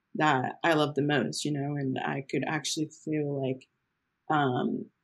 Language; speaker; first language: English; early bilingual, other home language; Portuguese